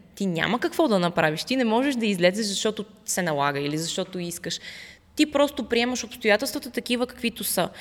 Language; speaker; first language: Bulgarian; early bilingual, other home language; Russian